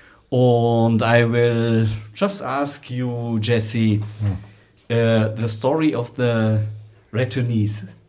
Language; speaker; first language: English; non-native, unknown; German